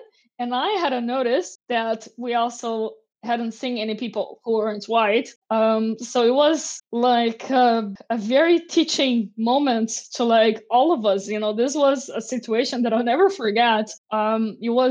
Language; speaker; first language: English; non-native, fluent; Portuguese